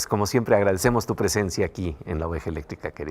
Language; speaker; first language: Spanish; native; Spanish